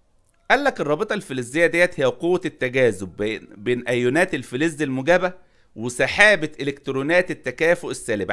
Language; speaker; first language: Arabic; native; Arabic